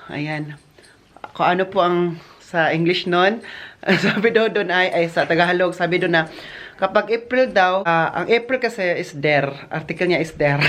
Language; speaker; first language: Filipino; non-native, local second language; Cebuano